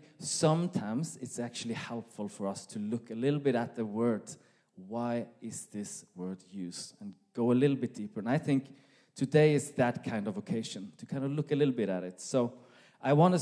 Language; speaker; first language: English; non-native, fluent; Norwegian